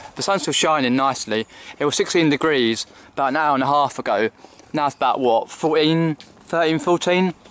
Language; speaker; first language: English; native; English